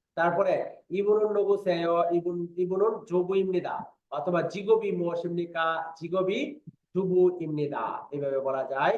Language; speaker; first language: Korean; non-native, fluent; Bangla